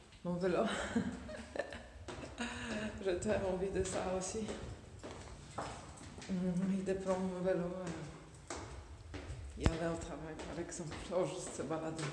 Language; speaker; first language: French; non-native, fluent; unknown